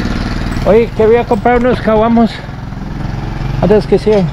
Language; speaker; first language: Spanish; non-native, learner; English